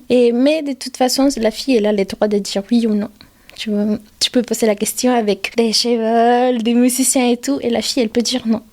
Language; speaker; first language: French; non-native, fluent; Spanish